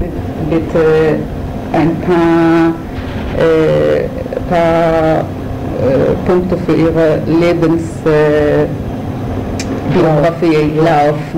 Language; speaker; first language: German; non-native, fluent; Hebrew